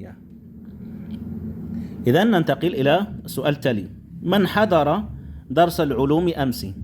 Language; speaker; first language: Arabic; non-native, fluent; Indonesian